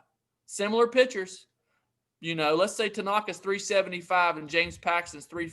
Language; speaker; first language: English; native; English